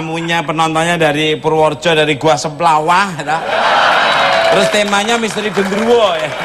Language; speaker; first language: Indonesian; native; Indonesian